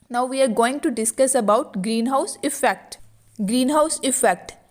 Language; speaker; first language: English; non-native, local second language; Punjabi